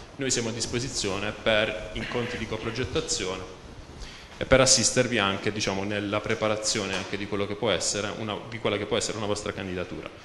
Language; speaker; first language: Italian; native; Italian